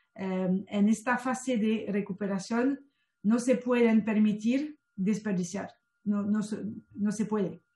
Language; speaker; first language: Spanish; non-native, fluent; French